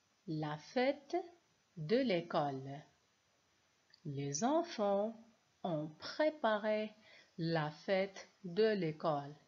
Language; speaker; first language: French; non-native, local second language; Arabic